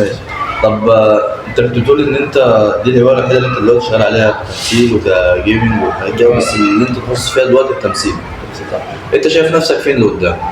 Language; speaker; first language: Arabic; native; Arabic